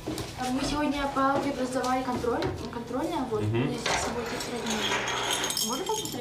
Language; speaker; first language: Russian; non-native, learner; Kyrgyz